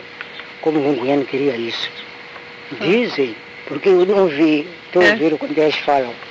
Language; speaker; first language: Portuguese; non-native, local second language; Tsonga